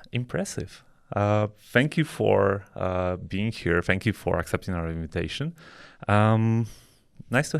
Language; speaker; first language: English; non-native, fluent; Polish